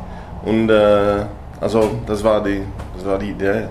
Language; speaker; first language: German; non-native, learner; Czech